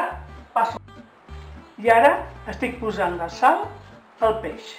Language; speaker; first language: Catalan; native; Catalan